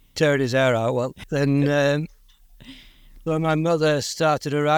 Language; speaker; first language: English; native; English